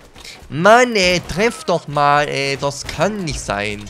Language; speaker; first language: German; native; German